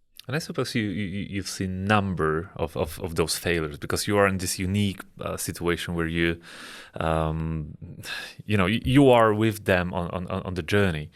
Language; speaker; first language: English; non-native, fluent; Polish